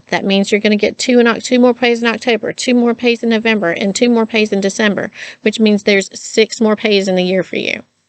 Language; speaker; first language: English; native; English